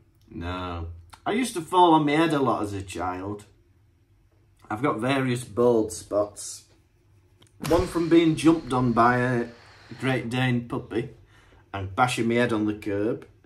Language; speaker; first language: English; native; English